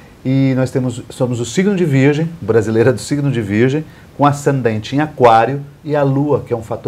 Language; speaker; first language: Portuguese; native; Portuguese